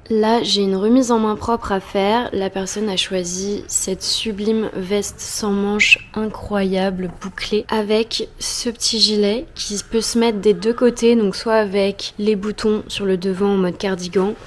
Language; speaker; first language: French; native; French